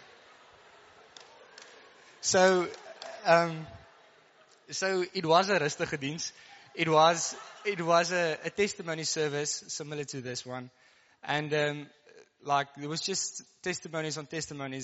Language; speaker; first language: English; non-native, local second language; Afrikaans